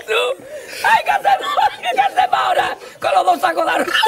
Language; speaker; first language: Spanish; native; Spanish